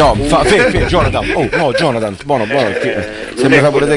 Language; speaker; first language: Italian; native; Italian